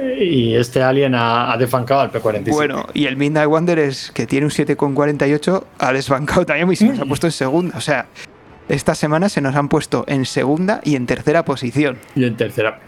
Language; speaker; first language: Spanish; native; Spanish